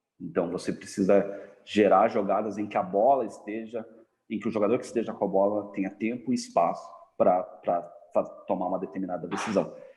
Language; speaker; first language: Portuguese; native; Portuguese